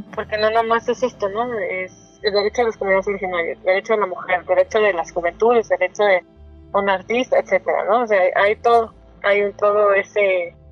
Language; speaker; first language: Spanish; non-native, local second language; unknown